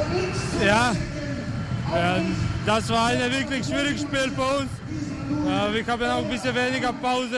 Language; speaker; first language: German; non-native, learner; Croatian